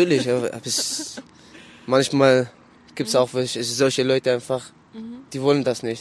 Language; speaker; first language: German; non-native, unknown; Arabic